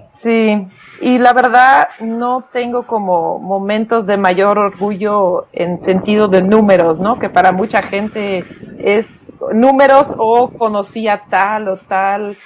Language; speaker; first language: Spanish; non-native, fluent; Dutch